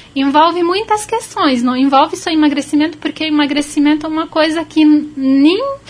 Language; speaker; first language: Portuguese; non-native, fluent; Arabic